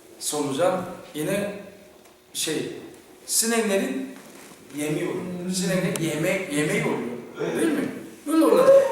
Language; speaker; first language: Turkish; non-native, fluent; Korean